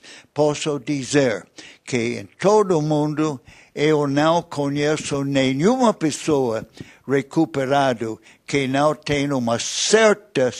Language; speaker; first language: Portuguese; non-native, learner; English